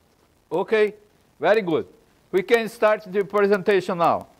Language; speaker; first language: English; non-native, learner; Portuguese